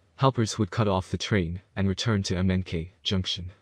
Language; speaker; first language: English; native; English